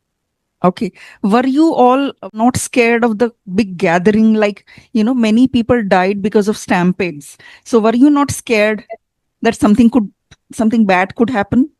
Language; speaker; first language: English; non-native, fluent; Hindi